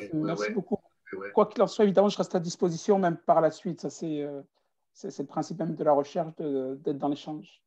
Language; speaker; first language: French; native; French